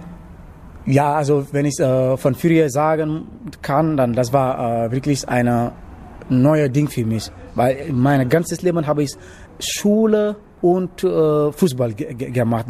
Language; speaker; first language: German; non-native, learner; Wolof